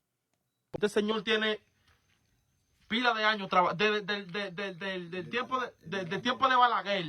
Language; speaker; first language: Spanish; native; Spanish